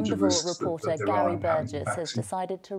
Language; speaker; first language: English; native; English